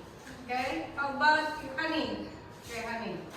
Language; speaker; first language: English; non-native, fluent; Indonesian